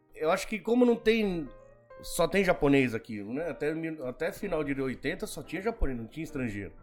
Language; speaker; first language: Portuguese; early bilingual, other home language; Spanish